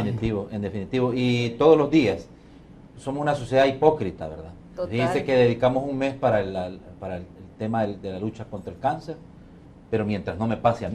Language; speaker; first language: Spanish; native; Spanish